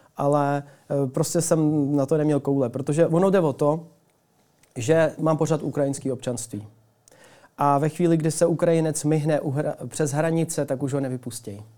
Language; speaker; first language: Czech; early bilingual, other home language; Ukrainian